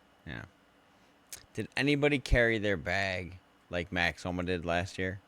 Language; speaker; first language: English; native; English